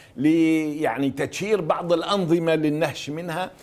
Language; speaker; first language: Arabic; native; Arabic